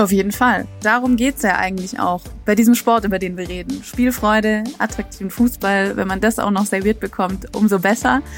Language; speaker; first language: German; native; German